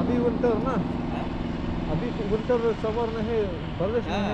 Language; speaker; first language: Hindi; non-native, local second language; Khasi